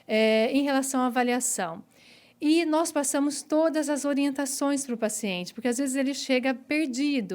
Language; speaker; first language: Portuguese; native; Portuguese